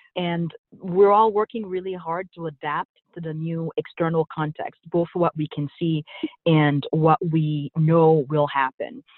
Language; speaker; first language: English; early bilingual, other home language; Haitian Creole